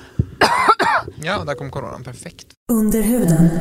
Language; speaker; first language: Swedish; native; Swedish